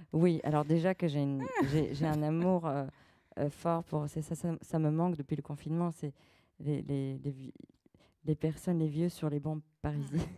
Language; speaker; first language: French; early bilingual, other home language; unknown